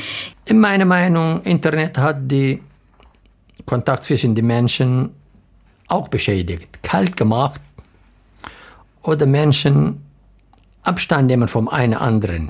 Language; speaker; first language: German; non-native, learner; Arabic